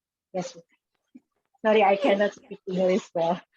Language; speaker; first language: English; non-native, learner; Indonesian